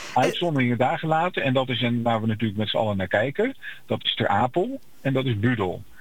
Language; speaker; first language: Dutch; native; Dutch